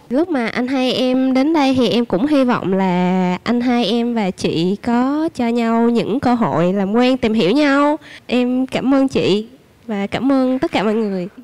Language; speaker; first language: Vietnamese; native; Vietnamese